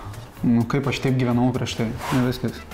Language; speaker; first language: Lithuanian; non-native, fluent; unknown